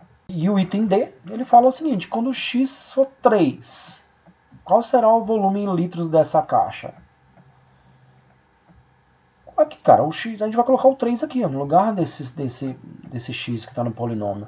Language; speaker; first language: Portuguese; native; Portuguese